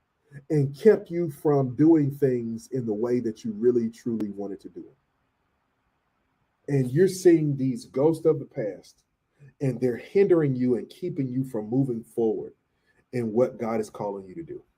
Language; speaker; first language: English; native; English